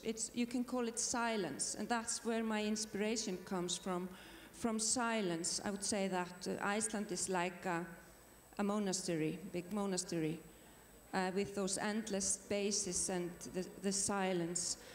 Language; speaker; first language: English; non-native, fluent; Icelandic